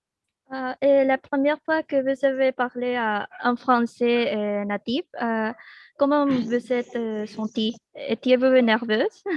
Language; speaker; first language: French; non-native, learner; Spanish